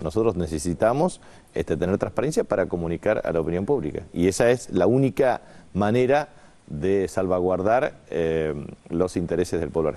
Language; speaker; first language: Spanish; native; Spanish